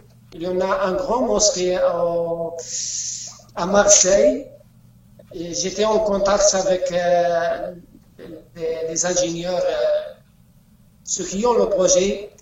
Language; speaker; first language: French; non-native, learner; Arabic